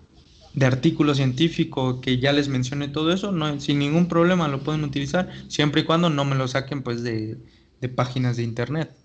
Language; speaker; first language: Spanish; native; Spanish